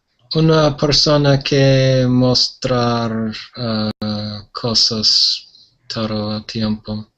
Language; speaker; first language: Spanish; non-native, learner; English